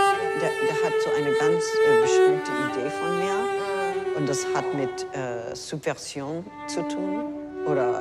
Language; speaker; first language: German; non-native, fluent; English